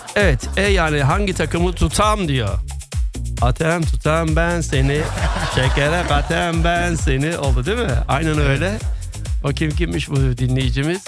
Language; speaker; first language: Turkish; early bilingual, heritage; Turkish